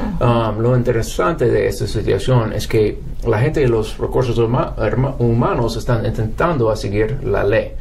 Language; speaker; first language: Spanish; non-native, fluent; English